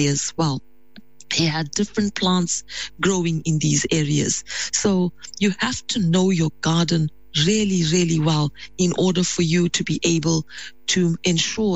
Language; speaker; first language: English; native; English